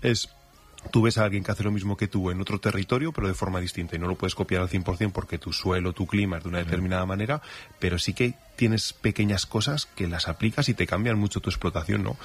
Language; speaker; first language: Spanish; native; Spanish